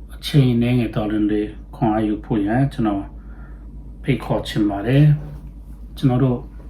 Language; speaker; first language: Burmese; non-native, local second language; Tedim Chin